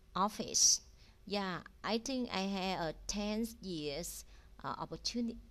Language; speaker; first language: English; non-native, learner; Vietnamese